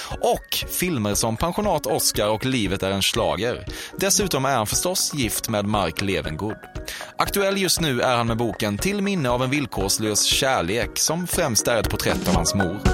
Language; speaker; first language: Swedish; native; Swedish